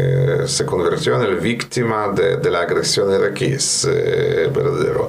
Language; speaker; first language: Spanish; non-native, fluent; Russian